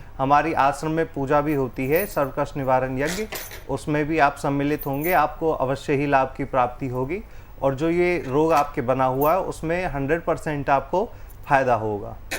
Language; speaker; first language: Hindi; native; Hindi